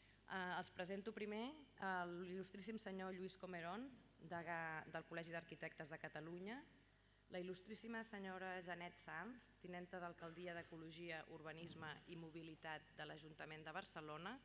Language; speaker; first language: Catalan; native; Catalan